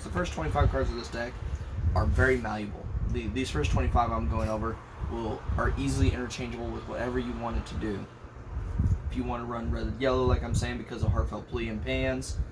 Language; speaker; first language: English; native; English